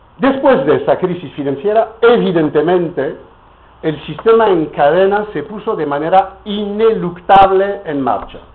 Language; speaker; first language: Spanish; non-native, fluent; French